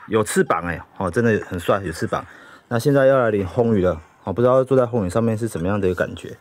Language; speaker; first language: Chinese; native; Chinese